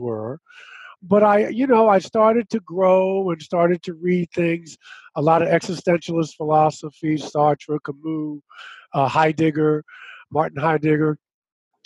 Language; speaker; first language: English; native; English